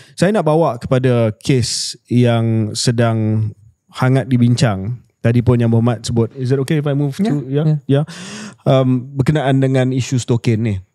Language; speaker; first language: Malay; native; Malay